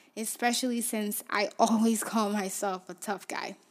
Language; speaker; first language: English; early bilingual, other home language; Haitian Creole